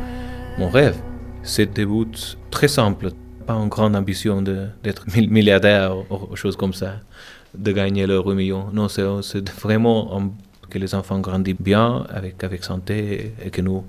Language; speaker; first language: French; non-native, learner; English